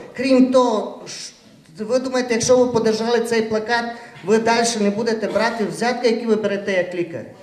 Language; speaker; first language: Ukrainian; native; Ukrainian